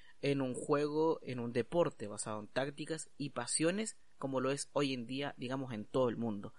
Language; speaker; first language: Spanish; native; Spanish